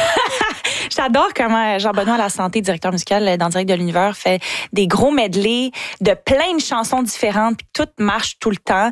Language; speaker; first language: French; native; French